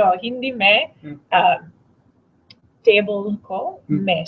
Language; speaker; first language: Hindi; non-native, learner; English